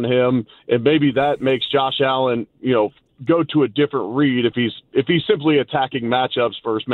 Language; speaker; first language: English; native; English